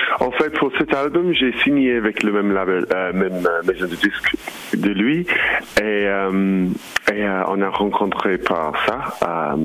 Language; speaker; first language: French; non-native, learner; English